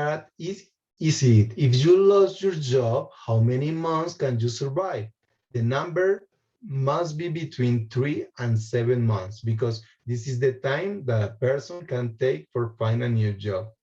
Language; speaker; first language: English; non-native, fluent; Spanish